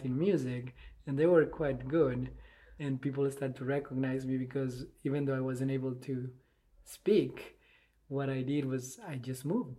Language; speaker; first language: English; non-native, fluent; Spanish